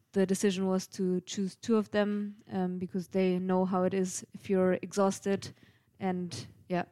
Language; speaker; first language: English; non-native, fluent; German